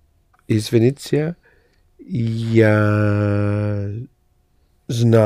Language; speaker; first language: Russian; non-native, learner; English